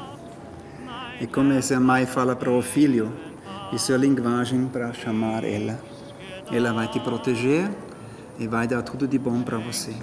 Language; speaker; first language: Portuguese; non-native, learner; German